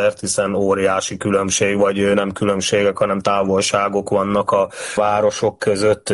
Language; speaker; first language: Hungarian; native; Hungarian